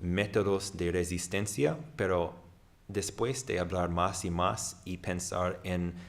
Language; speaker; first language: Spanish; non-native, fluent; English